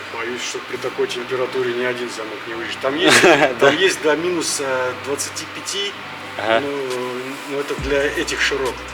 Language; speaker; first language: Russian; native; Russian